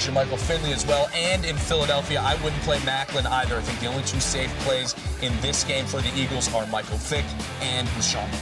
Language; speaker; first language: English; native; English